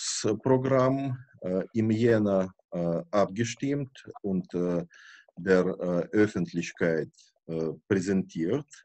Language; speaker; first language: German; non-native, fluent; Russian